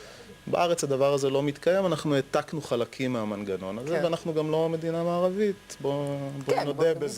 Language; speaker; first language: Hebrew; native; Hebrew